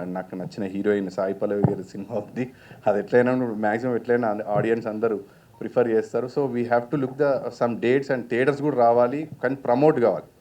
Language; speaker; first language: Telugu; native; Telugu